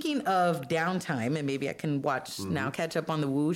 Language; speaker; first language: English; non-native, fluent; Spanish